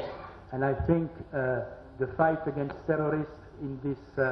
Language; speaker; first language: English; non-native, learner; French